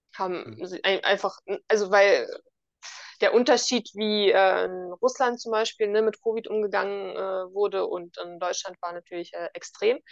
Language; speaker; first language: German; native; German